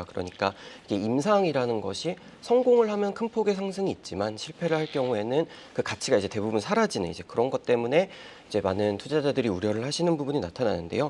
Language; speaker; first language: Korean; native; Korean